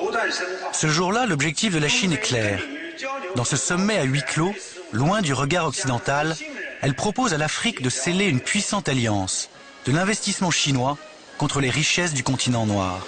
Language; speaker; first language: French; native; French